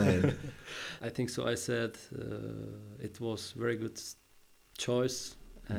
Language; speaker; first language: English; non-native, learner; Czech